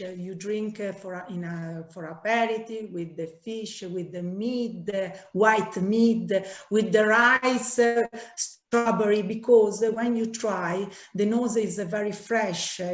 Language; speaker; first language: English; non-native, learner; Italian